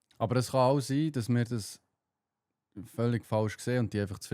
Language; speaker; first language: German; native; German